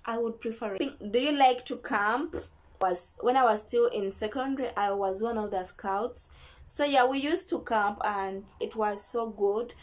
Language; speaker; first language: English; non-native, local second language; Ganda